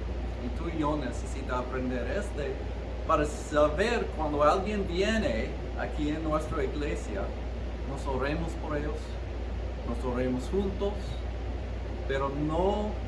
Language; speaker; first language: Spanish; early bilingual, heritage; Spanish